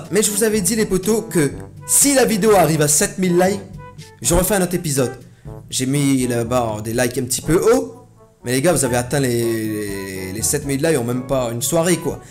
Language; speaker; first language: French; native; French